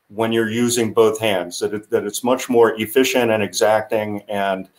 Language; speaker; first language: English; native; English